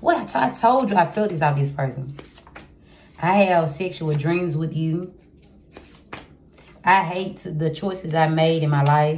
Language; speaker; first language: English; native; English